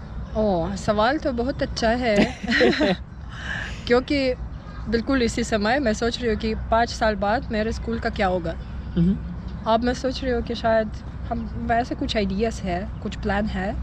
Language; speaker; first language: Hindi; non-native, fluent; Russian